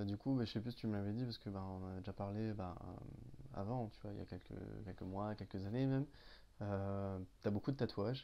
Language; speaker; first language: French; native; French